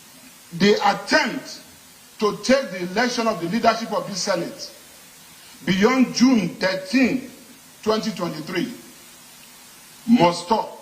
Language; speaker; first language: English; non-native, local second language; Yoruba